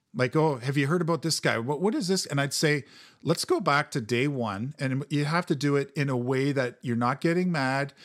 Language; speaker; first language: English; native; English